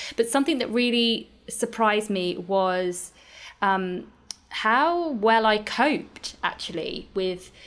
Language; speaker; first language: English; native; English